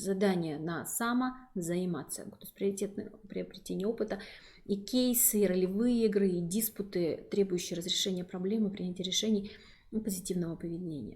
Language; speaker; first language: Russian; native; Russian